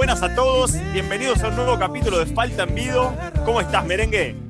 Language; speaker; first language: Spanish; native; Spanish